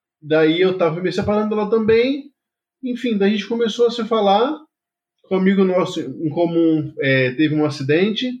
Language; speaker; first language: Portuguese; native; Portuguese